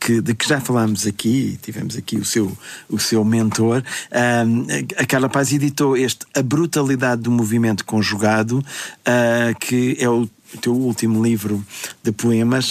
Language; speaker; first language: Portuguese; native; Portuguese